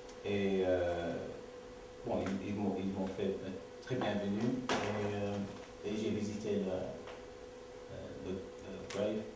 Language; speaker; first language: French; non-native, learner; English